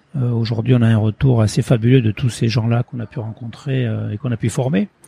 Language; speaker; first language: French; early bilingual, other home language; Portuguese